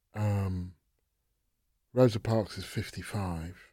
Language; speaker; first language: English; native; English